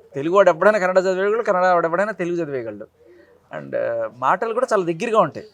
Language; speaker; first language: Telugu; native; Telugu